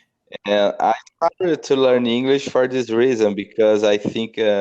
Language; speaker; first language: English; non-native, learner; Portuguese